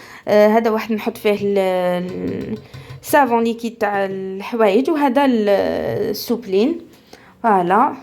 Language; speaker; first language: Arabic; native; Arabic